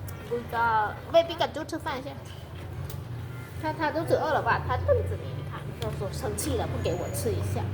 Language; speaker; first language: Chinese; non-native, fluent; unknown